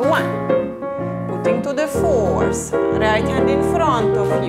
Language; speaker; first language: English; non-native, fluent; Hungarian